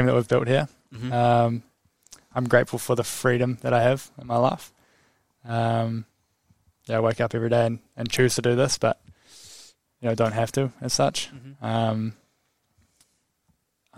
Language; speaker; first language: English; native; English